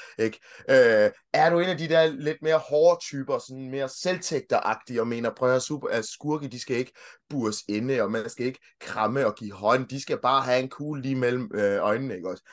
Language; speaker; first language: Danish; early bilingual, other home language; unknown